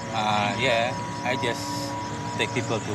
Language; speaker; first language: English; non-native, learner; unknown